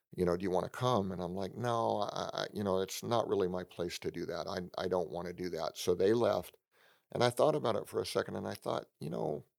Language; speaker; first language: English; native; English